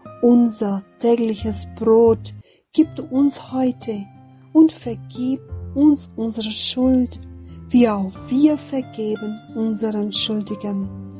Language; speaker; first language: German; non-native, fluent; Portuguese